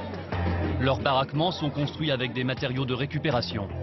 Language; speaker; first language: French; native; French